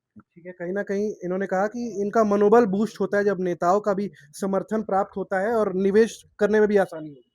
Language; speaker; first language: Hindi; native; Hindi